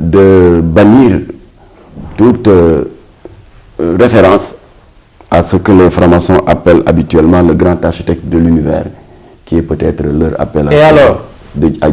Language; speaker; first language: French; non-native, local second language; Wolof